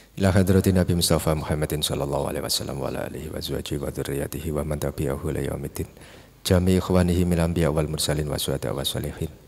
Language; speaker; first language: Indonesian; non-native, local second language; Javanese